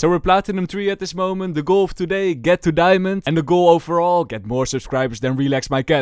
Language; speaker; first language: English; non-native, fluent; Dutch